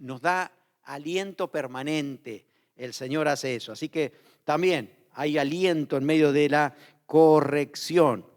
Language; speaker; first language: Spanish; native; Spanish